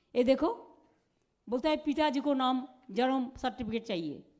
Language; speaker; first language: Hindi; non-native, local second language; Bangla